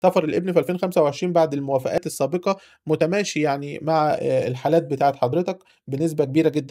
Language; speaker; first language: Arabic; native; Arabic